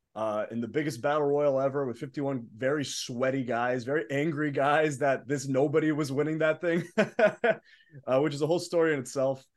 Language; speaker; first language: English; early bilingual, other home language; Arabic